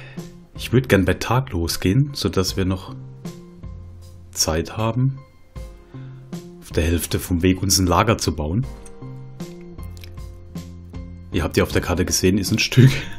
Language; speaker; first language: German; native; German